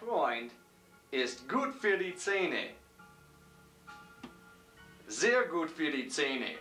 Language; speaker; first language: German; non-native, learner; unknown